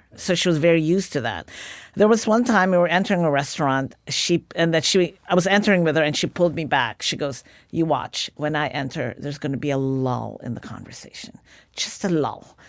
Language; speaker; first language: English; non-native, local second language; Filipino